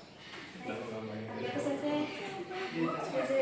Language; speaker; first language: Japanese; non-native, learner; Indonesian